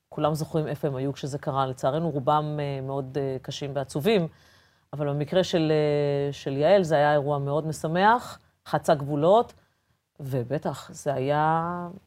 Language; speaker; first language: Hebrew; early bilingual, other home language; Portuguese